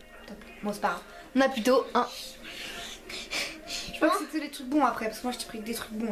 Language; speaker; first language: French; early bilingual, other home language; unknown